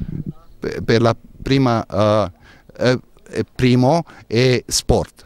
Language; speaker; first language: Italian; non-native, learner; Hungarian